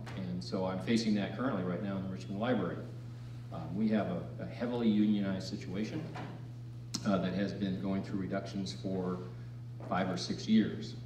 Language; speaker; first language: English; native; English